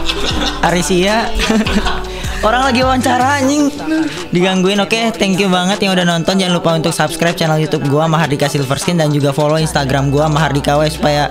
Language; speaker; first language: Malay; non-native, local second language; Sundanese